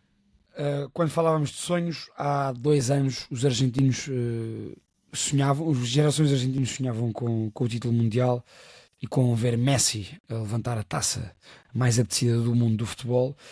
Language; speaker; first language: Portuguese; native; Portuguese